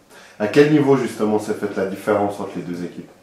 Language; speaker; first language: French; native; French